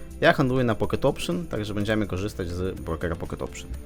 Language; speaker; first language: Polish; non-native, fluent; Ukrainian